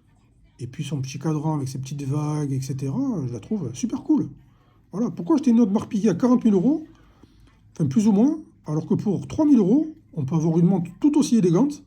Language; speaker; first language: French; native; French